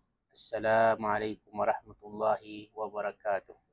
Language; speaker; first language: Arabic; non-native, fluent; Malay